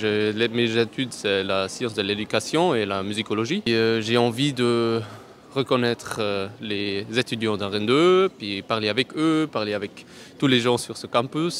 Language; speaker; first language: French; non-native, learner; German